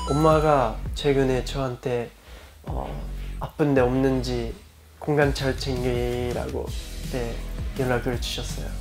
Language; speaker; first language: Korean; non-native, fluent; Japanese